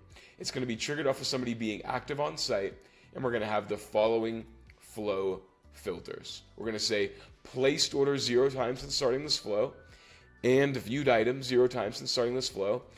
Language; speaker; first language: English; native; English